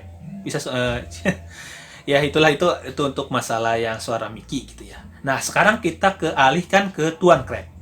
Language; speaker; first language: Indonesian; native; Indonesian